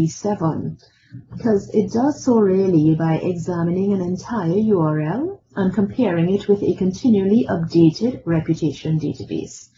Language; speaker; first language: English; native; English